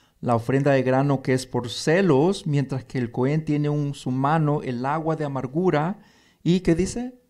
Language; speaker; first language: Spanish; early bilingual, heritage; Spanish